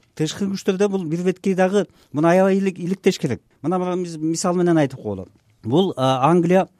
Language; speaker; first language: Kyrgyz; native; Kyrgyz